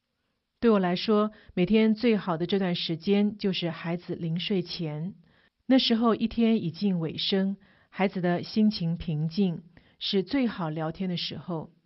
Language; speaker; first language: Chinese; native; Chinese